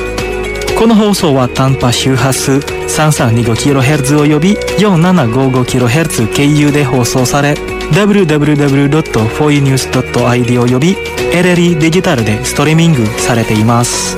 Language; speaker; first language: Japanese; non-native, fluent; Indonesian